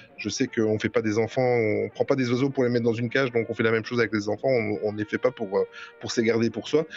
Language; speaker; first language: French; native; French